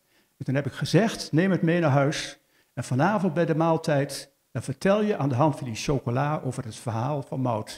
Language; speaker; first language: Dutch; native; Dutch